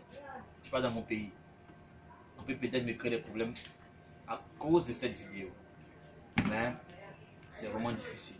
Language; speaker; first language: French; native; French